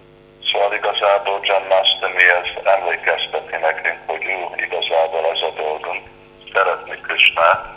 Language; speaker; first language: Hungarian; non-native, fluent; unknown